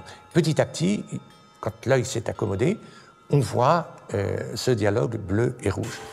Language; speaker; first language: French; native; French